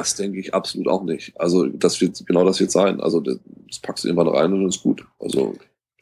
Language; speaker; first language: German; native; German